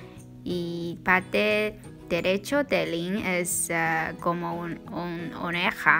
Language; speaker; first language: Spanish; non-native, learner; Chinese